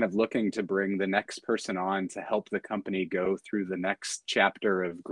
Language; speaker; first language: English; native; English